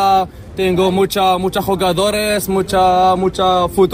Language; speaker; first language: Spanish; non-native, learner; Arabic